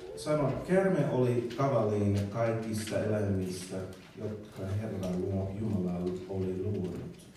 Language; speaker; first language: Finnish; non-native, learner; English